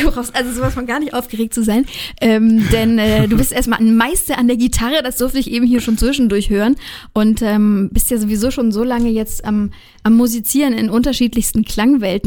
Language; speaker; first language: German; native; German